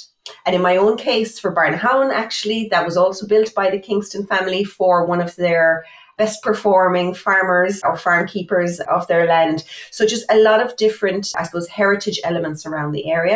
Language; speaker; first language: English; native; English